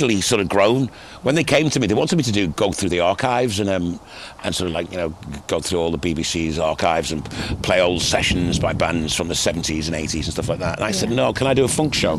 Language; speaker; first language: English; native; English